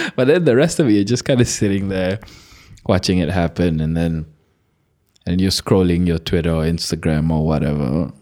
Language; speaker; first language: English; non-native, local second language; Malay